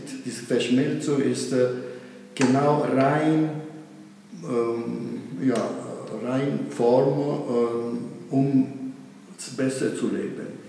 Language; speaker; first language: German; non-native, fluent; Italian